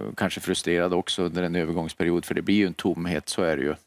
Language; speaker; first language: Swedish; native; Swedish